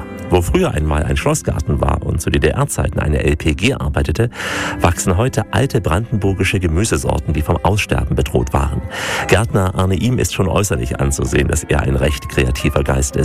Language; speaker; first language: German; native; German